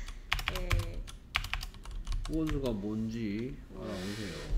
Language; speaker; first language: Korean; native; Korean